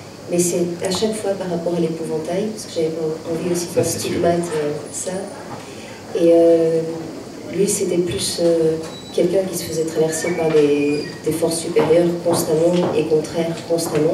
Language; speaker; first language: French; native; French